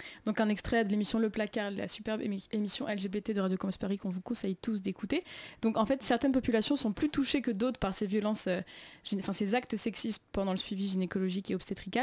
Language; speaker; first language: French; native; French